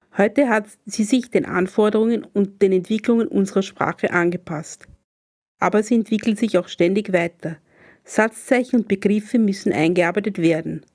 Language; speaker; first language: German; native; German